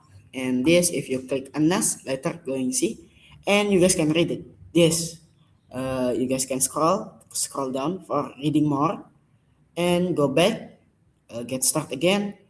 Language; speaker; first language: English; non-native, learner; Indonesian